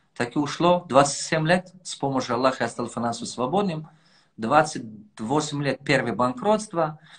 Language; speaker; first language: Russian; non-native, local second language; Tajik